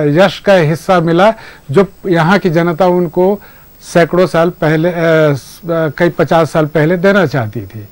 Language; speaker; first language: Hindi; native; Hindi